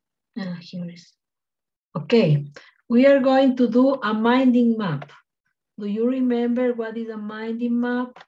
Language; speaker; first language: English; non-native, learner; Spanish